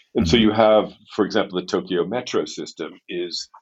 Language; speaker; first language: English; native; English